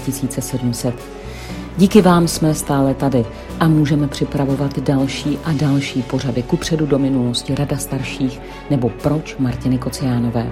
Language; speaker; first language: Czech; native; Czech